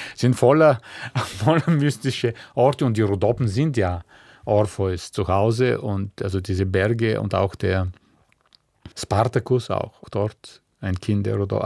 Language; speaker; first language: German; non-native, fluent; Bulgarian